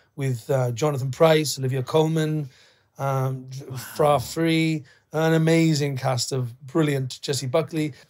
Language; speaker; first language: English; native; English